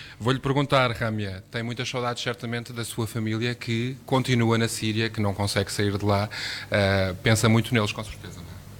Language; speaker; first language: Portuguese; native; Portuguese